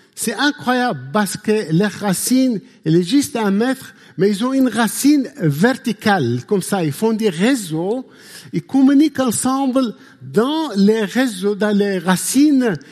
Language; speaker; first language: French; non-native, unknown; Arabic